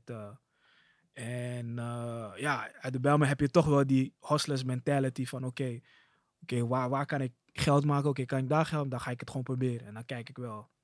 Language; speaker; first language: Dutch; early bilingual, other home language; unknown